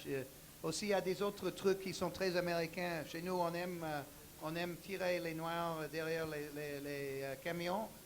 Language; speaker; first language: French; non-native, learner; English